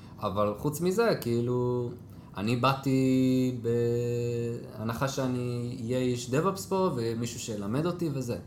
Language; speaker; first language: Hebrew; native; Hebrew